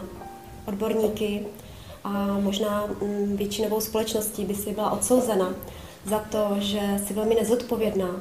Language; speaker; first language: Czech; native; Czech